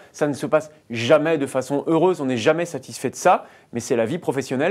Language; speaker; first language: French; native; French